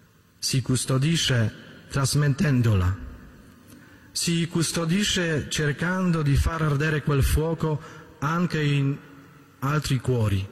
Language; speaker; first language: Italian; native; Italian